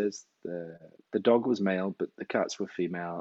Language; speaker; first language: English; native; English